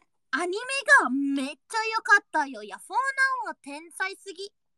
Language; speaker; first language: Japanese; non-native, learner; Indonesian